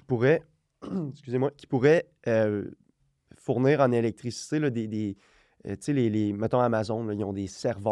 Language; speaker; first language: French; native; French